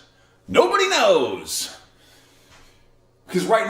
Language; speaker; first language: English; native; English